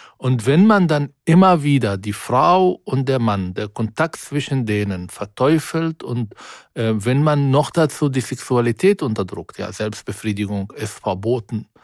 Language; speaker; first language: German; non-native, fluent; Arabic